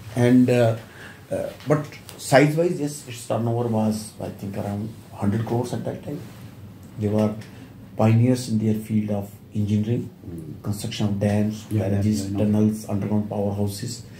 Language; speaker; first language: English; non-native, local second language; Punjabi